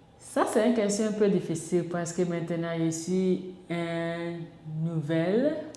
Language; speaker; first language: French; non-native, learner; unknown